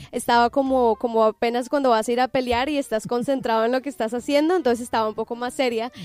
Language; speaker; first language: Spanish; native; Spanish